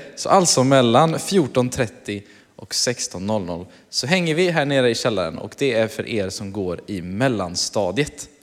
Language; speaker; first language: Swedish; native; Swedish